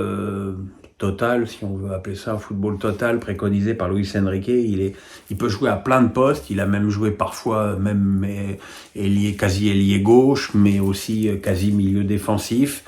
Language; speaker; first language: French; native; French